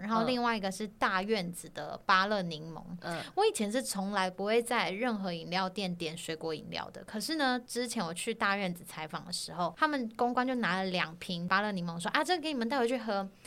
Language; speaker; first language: Chinese; native; Chinese